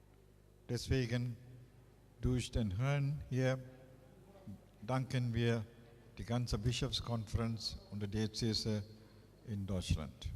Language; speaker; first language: German; non-native, fluent; Tamil